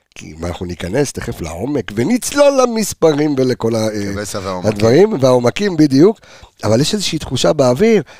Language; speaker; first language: Hebrew; early bilingual, heritage; Hebrew